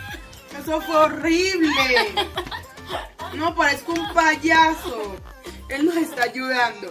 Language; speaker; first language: Spanish; native; Spanish